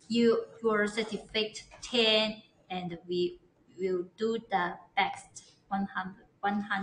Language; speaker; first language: English; non-native, learner; Chinese